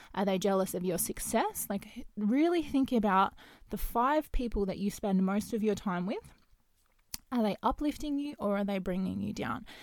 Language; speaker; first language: English; native; English